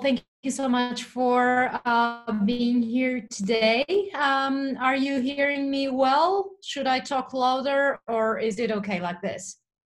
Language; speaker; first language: English; non-native, fluent; Portuguese